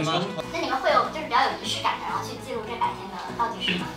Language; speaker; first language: Chinese; native; Chinese